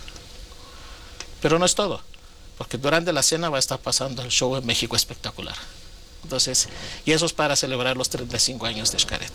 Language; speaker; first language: Spanish; non-native, fluent; Greek